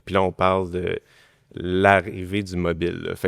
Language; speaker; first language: French; native; French